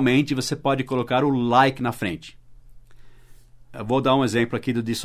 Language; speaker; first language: Portuguese; early bilingual, other home language; English